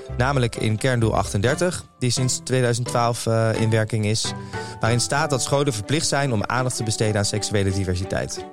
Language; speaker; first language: Dutch; native; Dutch